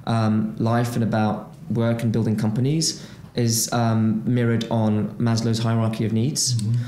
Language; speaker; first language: English; non-native, fluent; Portuguese